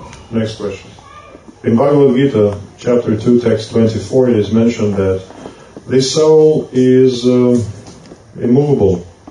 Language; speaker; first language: English; non-native, fluent; Russian